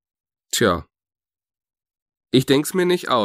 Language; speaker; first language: German; native; German